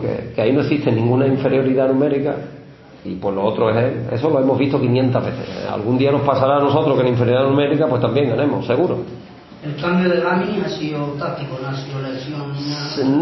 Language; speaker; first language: Spanish; native; Spanish